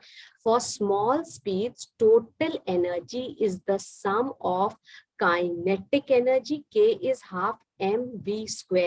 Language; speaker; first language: English; non-native, local second language; Hindi